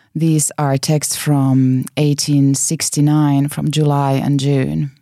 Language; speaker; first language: English; non-native, fluent; Finnish